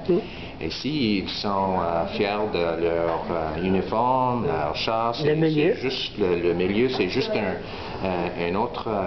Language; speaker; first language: French; non-native, learner; English